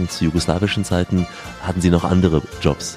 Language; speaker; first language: German; native; German